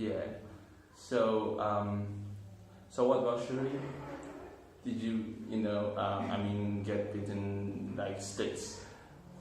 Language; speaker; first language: English; non-native, learner; Chinese